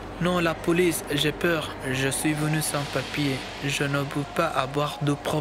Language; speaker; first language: French; non-native, learner; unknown